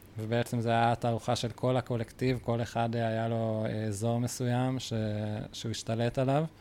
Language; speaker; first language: Hebrew; native; Hebrew